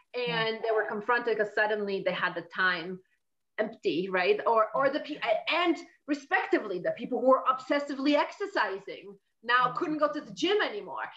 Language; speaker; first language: English; non-native, fluent; Polish